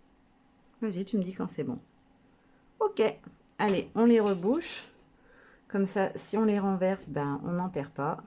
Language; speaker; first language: French; native; French